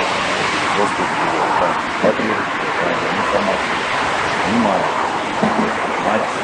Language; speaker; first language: Slovak; non-native, learner; Russian